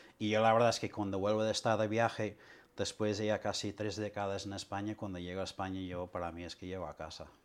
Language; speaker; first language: Spanish; non-native, fluent; English